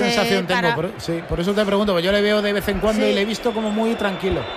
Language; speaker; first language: Spanish; native; Spanish